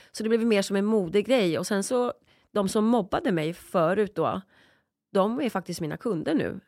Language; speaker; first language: Swedish; early bilingual, other home language; Polish